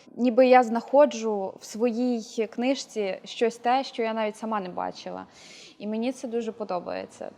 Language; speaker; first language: Ukrainian; native; Ukrainian